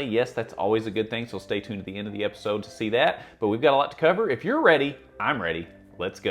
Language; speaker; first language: English; native; English